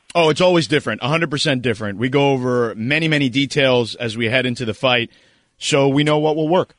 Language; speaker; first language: English; early bilingual, other home language; Spanish